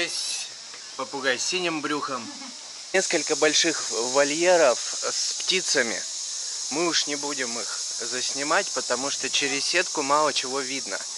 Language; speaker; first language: Russian; native; Russian